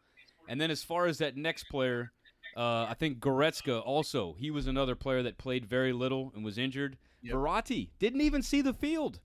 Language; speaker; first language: English; native; English